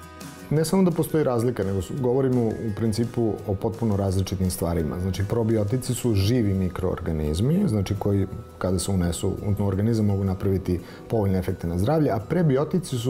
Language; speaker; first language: Serbian; native; Serbian